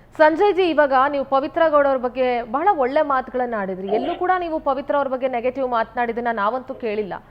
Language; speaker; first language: Kannada; native; Kannada